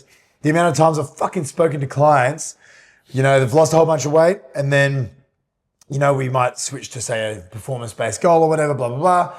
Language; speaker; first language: English; native; English